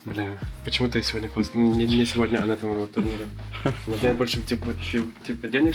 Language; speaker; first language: Russian; native; Russian